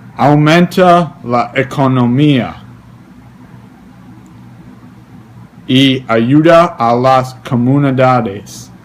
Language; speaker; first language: Spanish; non-native, learner; English